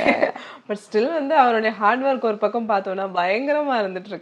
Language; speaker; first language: Tamil; native; Tamil